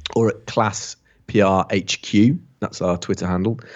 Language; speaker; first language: English; native; English